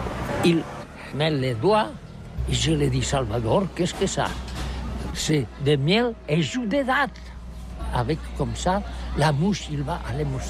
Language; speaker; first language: French; non-native, learner; Catalan